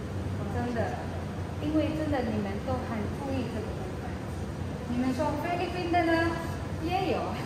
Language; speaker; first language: Chinese; non-native, fluent; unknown